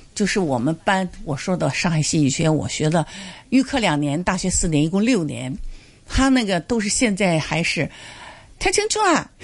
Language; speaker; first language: Chinese; non-native, local second language; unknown